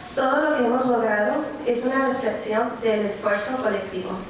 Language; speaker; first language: Spanish; early bilingual, other home language; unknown